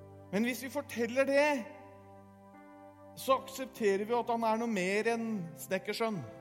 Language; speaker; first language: Norwegian; native; Norwegian